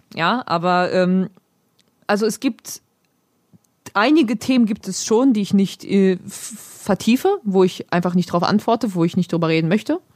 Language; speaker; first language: German; early bilingual, other home language; Polish